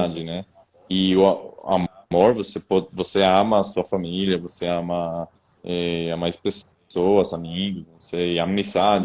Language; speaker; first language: Portuguese; non-native, fluent; Spanish